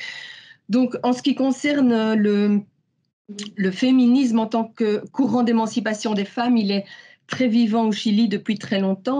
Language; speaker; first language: French; native; French